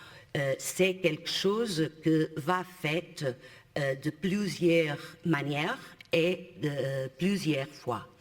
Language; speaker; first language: French; non-native, fluent; Portuguese